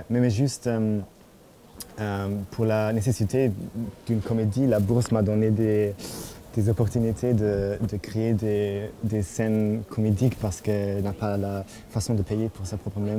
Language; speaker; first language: French; non-native, fluent; German